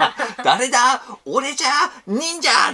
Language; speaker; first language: Japanese; native; Japanese